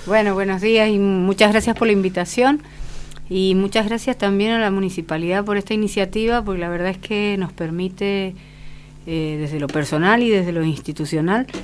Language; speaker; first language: Spanish; native; Spanish